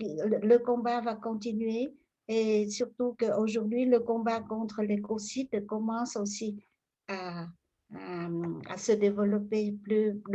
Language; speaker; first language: French; non-native, fluent; Vietnamese